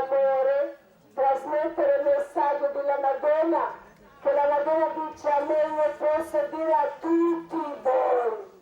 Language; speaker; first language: Italian; non-native, learner; Croatian